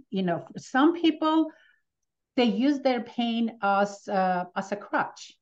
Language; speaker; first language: English; early bilingual, other home language; Armenian